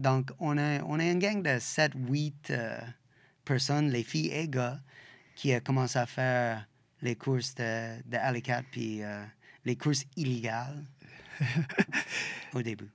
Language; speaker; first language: French; non-native, fluent; English